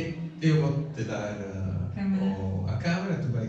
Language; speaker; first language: Portuguese; non-native, fluent; Italian